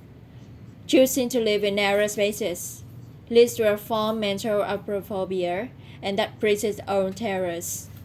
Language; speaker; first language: English; non-native, learner; Vietnamese